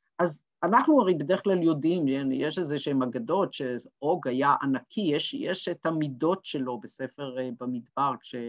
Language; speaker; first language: Hebrew; native; Hebrew